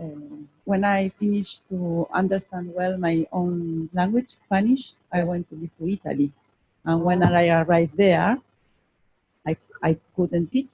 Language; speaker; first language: English; non-native, fluent; Spanish